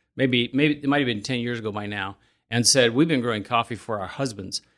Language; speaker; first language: English; native; English